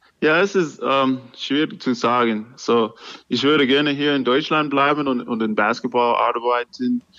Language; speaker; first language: German; non-native, learner; English